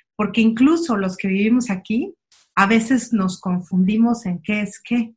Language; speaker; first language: Spanish; native; Spanish